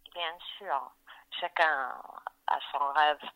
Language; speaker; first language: French; non-native, fluent; Arabic